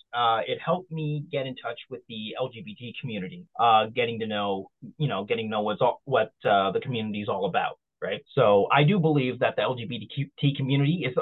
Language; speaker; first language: English; native; English